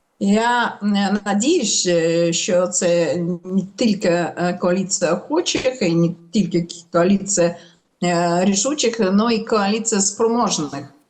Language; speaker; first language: Ukrainian; non-native, local second language; Russian